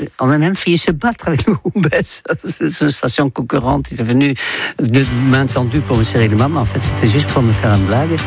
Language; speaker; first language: French; non-native, fluent; Dutch